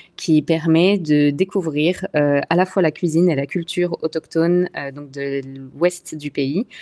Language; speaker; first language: French; native; French